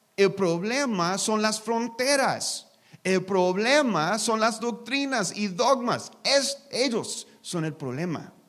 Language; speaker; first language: Spanish; non-native, learner; English